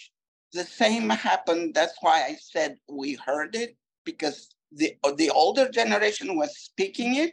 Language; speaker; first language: English; non-native, fluent; Turkish